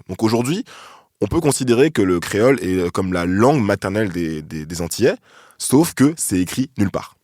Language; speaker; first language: French; native; French